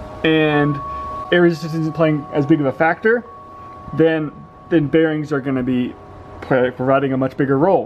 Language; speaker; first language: English; native; English